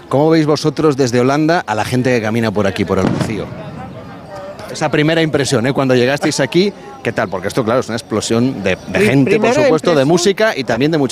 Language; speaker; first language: Spanish; native; Spanish